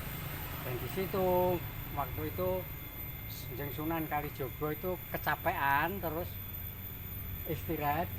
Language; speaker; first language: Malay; non-native, local second language; Javanese